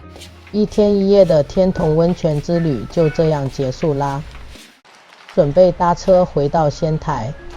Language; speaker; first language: Chinese; native; Chinese